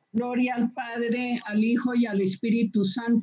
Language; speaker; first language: Spanish; native; Spanish